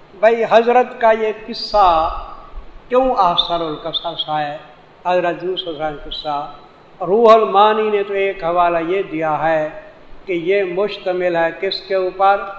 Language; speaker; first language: Urdu; non-native, local second language; Saraiki